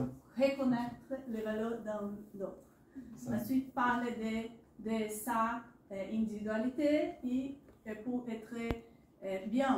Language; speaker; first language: French; non-native, learner; Portuguese